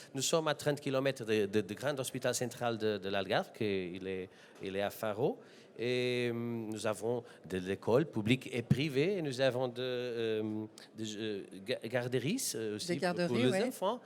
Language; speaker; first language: French; non-native, learner; Portuguese